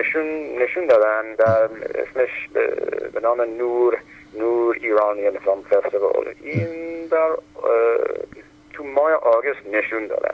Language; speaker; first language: Persian; early bilingual, heritage; Persian